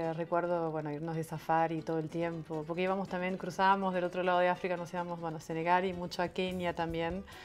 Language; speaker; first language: Spanish; non-native, fluent; French